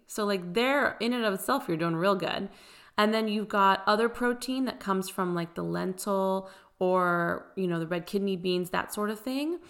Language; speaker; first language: English; early bilingual, other home language; Persian